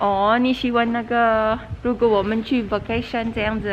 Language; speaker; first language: Chinese; non-native, learner; Filipino